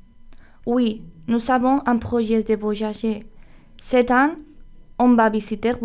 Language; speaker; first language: French; non-native, learner; Spanish